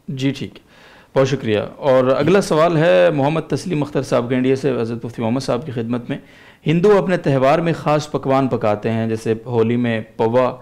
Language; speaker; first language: Urdu; native; Urdu